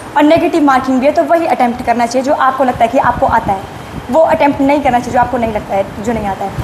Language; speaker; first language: Hindi; native; Hindi